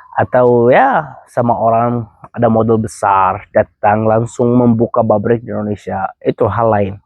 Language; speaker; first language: Indonesian; non-native, fluent; Arabic